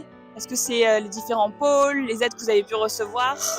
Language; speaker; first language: French; native; French